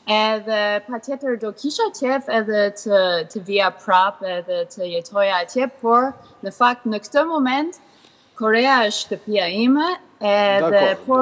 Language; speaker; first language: Albanian; early bilingual, heritage; Albanian